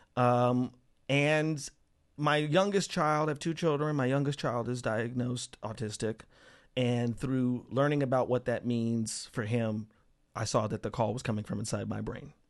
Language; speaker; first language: English; native; English